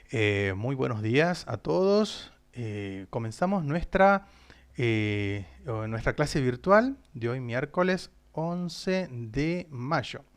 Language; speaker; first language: Spanish; native; Spanish